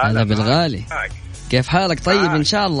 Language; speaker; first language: Arabic; native; Arabic